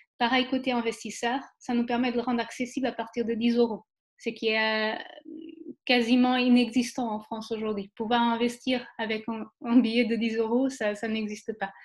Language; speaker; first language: French; non-native, fluent; Portuguese